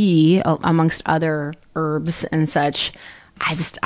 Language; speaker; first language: English; native; English